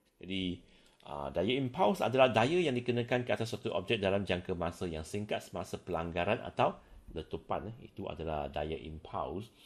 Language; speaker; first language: Malay; non-native, local second language; Chinese